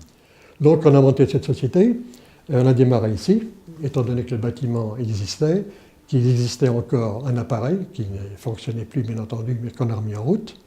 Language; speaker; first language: French; native; French